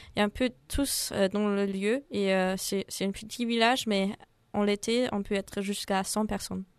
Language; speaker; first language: French; non-native, fluent; German